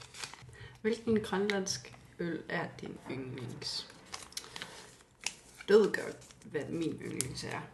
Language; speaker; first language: Danish; non-native, local second language; Kalaallisut